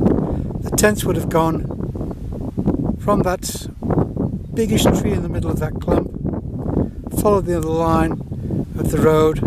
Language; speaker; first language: English; native; English